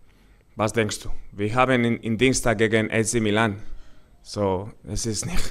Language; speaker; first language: German; non-native, learner; Spanish